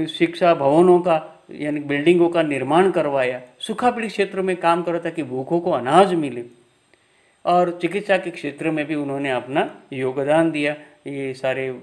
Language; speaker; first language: Hindi; non-native, local second language; Gujarati